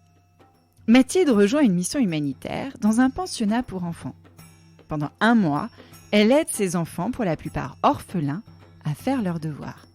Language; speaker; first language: French; native; French